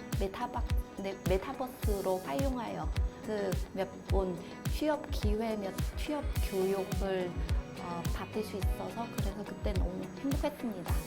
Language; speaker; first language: Korean; non-native, learner; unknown